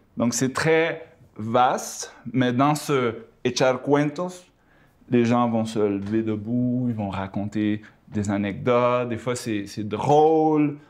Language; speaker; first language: French; early bilingual, other home language; Spanish